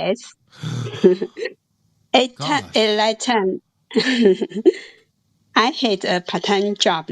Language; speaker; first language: English; non-native, learner; Chinese